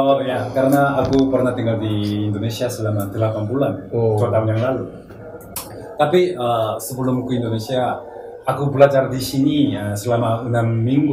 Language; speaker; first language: Indonesian; non-native, learner; Korean